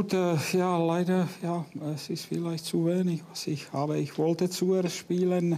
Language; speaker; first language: German; non-native, fluent; Czech